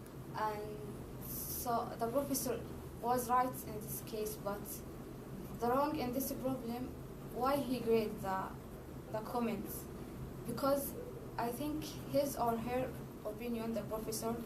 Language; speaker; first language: English; non-native, learner; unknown